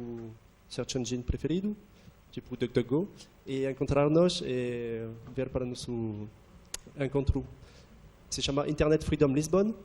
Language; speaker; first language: Portuguese; non-native, fluent; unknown